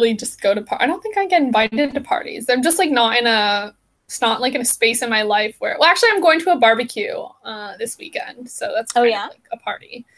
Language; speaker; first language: English; native; English